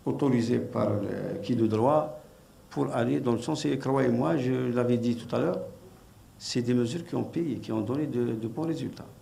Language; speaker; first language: French; non-native, local second language; Arabic